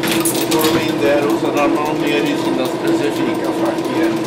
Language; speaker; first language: Swedish; native; Swedish